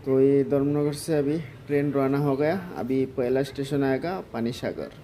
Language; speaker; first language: Hindi; non-native, local second language; Bangla